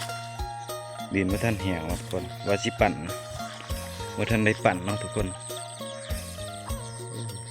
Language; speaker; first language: Thai; non-native, local second language; Northeastern Thai